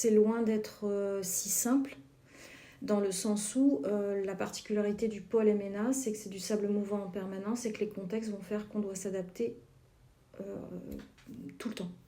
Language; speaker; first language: French; native; French